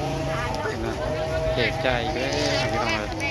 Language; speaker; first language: Thai; non-native, local second language; Lao